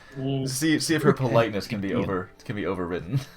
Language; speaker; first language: English; native; English